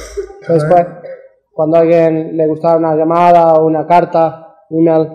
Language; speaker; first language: Spanish; native; Spanish